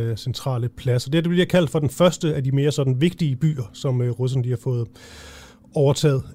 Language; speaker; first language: Danish; native; Danish